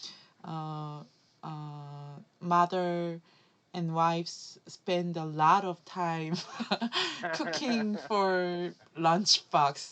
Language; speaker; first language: English; non-native, learner; Korean